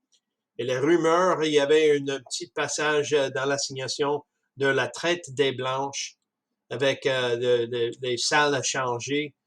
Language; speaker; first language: French; non-native, fluent; English